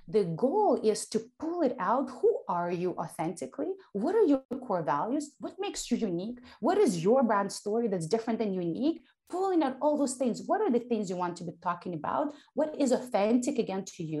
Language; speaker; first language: English; non-native, fluent; Ukrainian